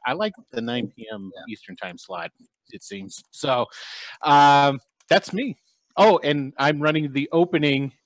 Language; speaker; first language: English; native; English